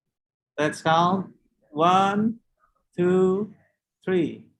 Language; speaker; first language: English; non-native, learner; Indonesian